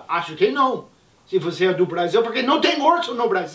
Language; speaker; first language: Portuguese; non-native, fluent; English